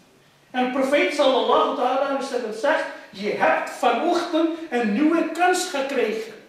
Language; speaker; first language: Dutch; non-native, fluent; Urdu